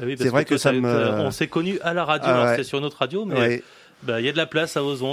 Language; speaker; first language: French; native; French